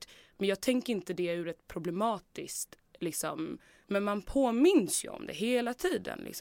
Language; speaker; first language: Swedish; native; Swedish